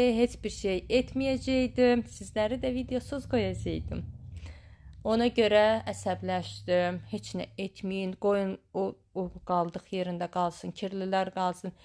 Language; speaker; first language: Azerbaijani; native; Azerbaijani